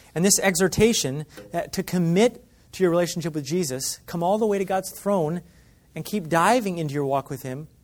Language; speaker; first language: English; native; English